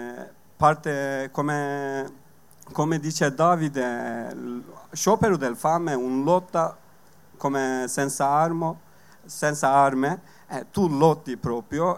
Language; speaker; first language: Italian; non-native, learner; Kurdish